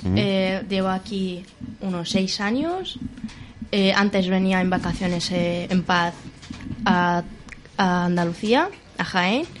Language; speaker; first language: Spanish; early bilingual, other home language; Arabic